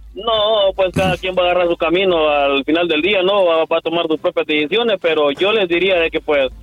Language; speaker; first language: Spanish; native; Spanish